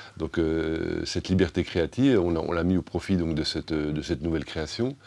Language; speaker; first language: French; native; French